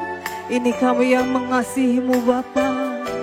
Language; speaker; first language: Indonesian; native; Indonesian